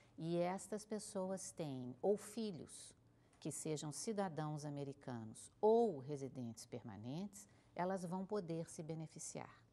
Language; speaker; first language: Portuguese; native; Portuguese